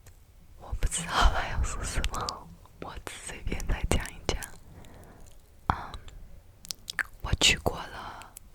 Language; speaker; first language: Chinese; early bilingual, heritage; Chinese